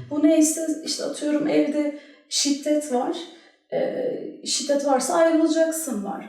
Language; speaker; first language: Turkish; early bilingual, heritage; Turkish